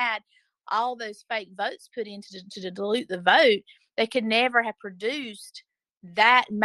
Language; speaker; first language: English; native; English